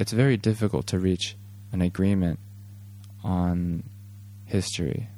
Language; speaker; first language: English; native; English